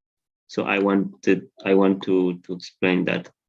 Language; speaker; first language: English; non-native, learner; Spanish